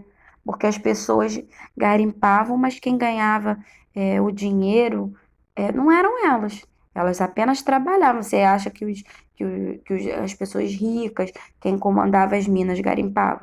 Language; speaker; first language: Portuguese; native; Portuguese